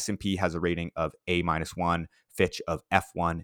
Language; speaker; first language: English; native; English